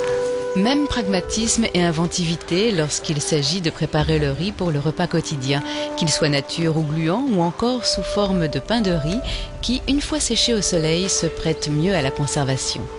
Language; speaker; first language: French; native; French